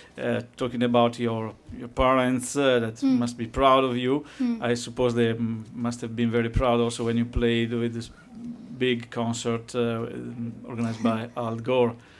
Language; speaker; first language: English; non-native, fluent; Italian